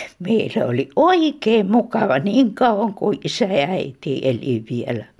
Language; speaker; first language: Finnish; native; Finnish